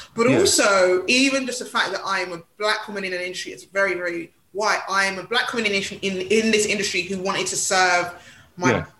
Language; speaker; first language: English; native; English